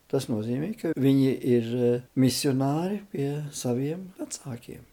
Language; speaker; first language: Latvian; early bilingual, heritage; Latvian